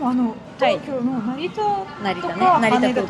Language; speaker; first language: Japanese; non-native, fluent; Russian